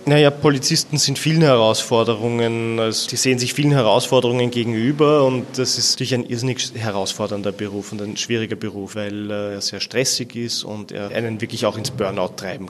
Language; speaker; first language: German; native; German